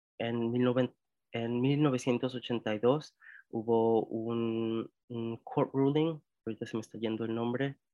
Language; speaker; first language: Spanish; early bilingual, heritage; Spanish